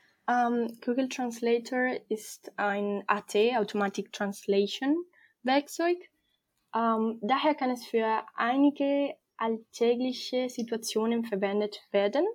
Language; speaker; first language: German; non-native, fluent; Spanish